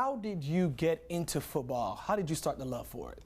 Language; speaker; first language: English; native; English